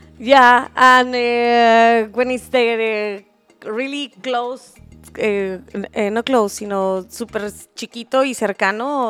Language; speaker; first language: English; non-native, learner; Spanish